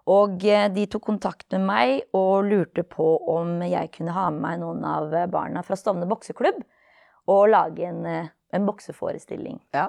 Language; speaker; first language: Norwegian; early bilingual, other home language; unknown